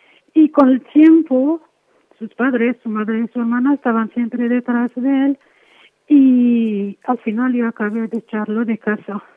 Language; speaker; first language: Spanish; non-native, fluent; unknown